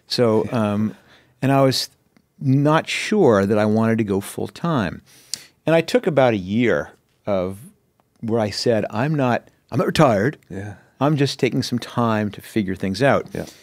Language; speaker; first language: English; native; English